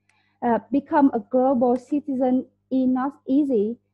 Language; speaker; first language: English; non-native, learner; Vietnamese